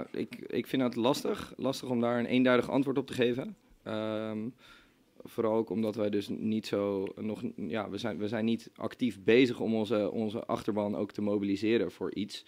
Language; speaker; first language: Dutch; native; Dutch